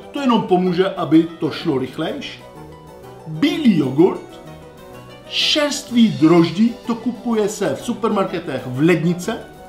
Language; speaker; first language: Czech; non-native, fluent; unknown